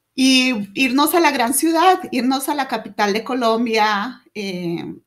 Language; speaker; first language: Spanish; native; Spanish